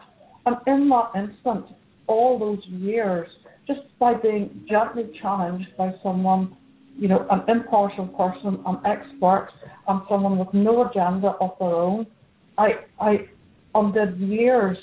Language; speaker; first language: English; native; English